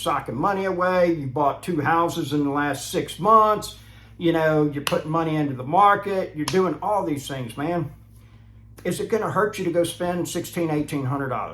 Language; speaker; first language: English; native; English